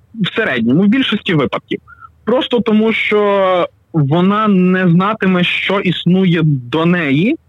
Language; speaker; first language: Ukrainian; native; Ukrainian